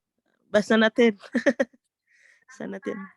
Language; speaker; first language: Arabic; non-native, learner; Indonesian